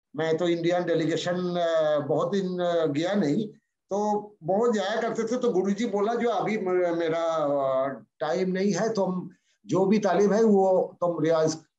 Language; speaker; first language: Hindi; non-native, local second language; Bangla